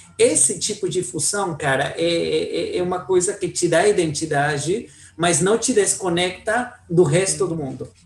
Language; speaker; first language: Portuguese; non-native, fluent; Spanish